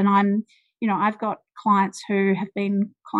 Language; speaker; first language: English; native; English